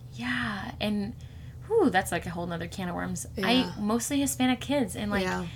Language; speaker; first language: English; native; English